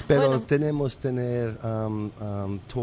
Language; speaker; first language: Spanish; non-native, learner; English